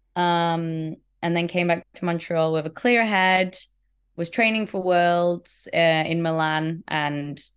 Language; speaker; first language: English; native; English